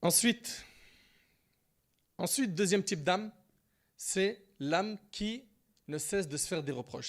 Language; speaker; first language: French; native; French